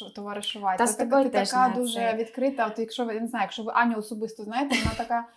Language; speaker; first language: Ukrainian; native; Ukrainian